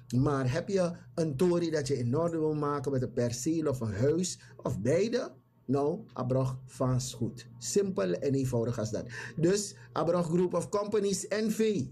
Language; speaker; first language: Dutch; native; Dutch